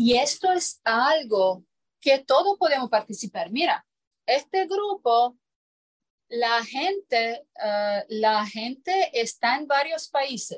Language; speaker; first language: Spanish; non-native, fluent; Croatian